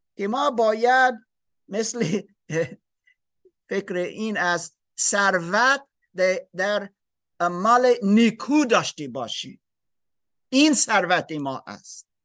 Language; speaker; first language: Persian; non-native, learner; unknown